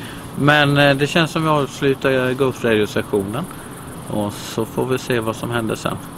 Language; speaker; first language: Swedish; native; Swedish